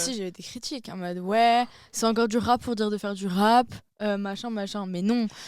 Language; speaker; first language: French; native; French